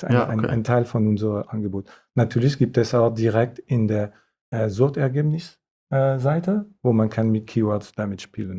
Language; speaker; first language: German; non-native, fluent; French